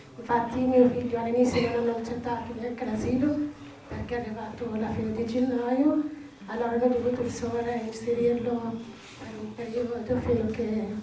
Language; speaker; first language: Italian; non-native, fluent; Arabic